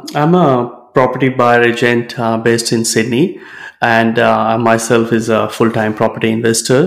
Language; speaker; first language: English; non-native, local second language; Hindi